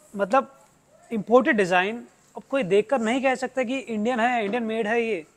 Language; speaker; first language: Hindi; native; Hindi